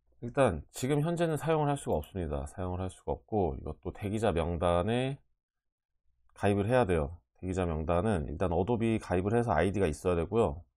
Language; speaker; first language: Korean; native; Korean